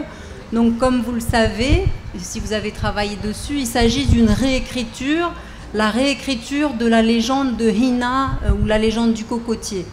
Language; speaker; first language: French; native; French